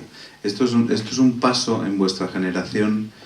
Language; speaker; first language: Spanish; native; Spanish